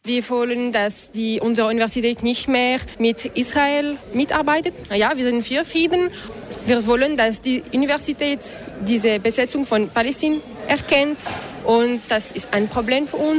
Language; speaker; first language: German; non-native, learner; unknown